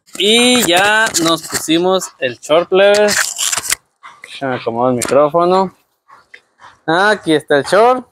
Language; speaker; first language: Spanish; native; Spanish